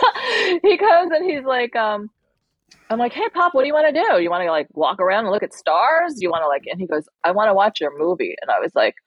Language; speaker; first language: English; early bilingual, other home language; Chinese